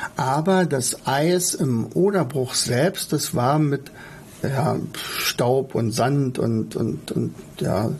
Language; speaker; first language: German; native; German